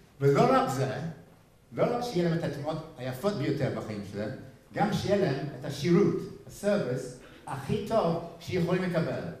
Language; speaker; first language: Hebrew; non-native, fluent; English